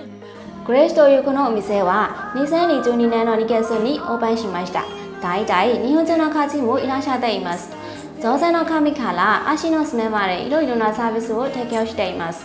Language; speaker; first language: Japanese; non-native, learner; Burmese